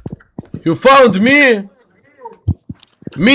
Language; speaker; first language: English; non-native, learner; Arabic